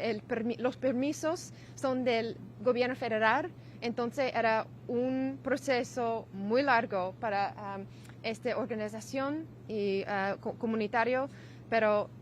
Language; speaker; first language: Spanish; non-native, learner; English